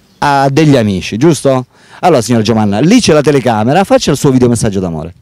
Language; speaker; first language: Italian; native; Italian